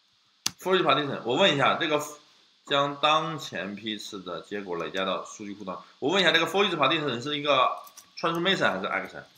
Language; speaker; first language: Chinese; native; Chinese